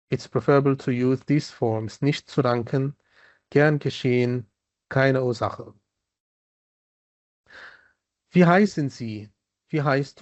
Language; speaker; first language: German; non-native, fluent; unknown